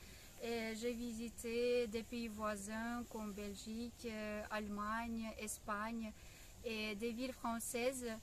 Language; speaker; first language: French; non-native, fluent; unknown